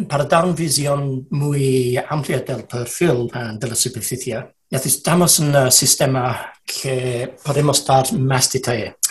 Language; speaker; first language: Spanish; non-native, learner; English